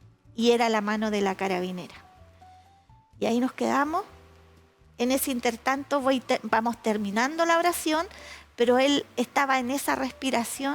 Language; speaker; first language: Spanish; native; Spanish